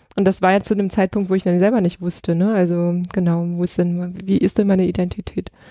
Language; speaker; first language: German; early bilingual, other home language; Russian